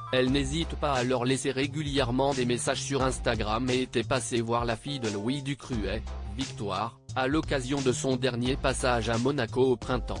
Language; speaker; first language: French; native; French